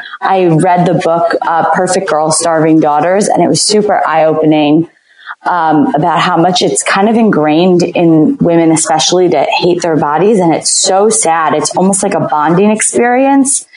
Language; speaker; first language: English; native; English